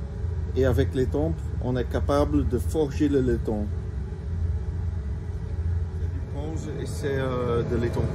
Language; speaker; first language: French; non-native, local second language; Dutch